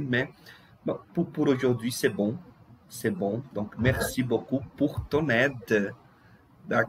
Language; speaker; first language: French; non-native, fluent; Portuguese